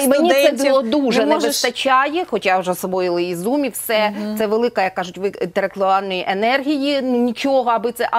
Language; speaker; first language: Ukrainian; native; Ukrainian